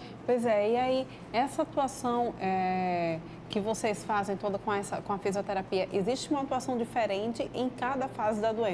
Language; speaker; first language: Portuguese; native; Portuguese